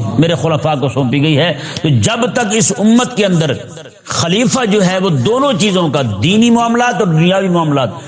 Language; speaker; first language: Urdu; non-native, local second language; Punjabi